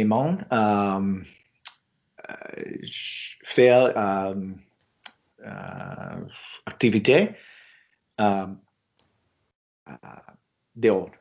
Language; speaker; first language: French; non-native, learner; English